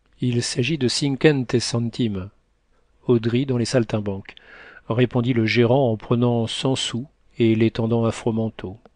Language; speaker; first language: French; native; French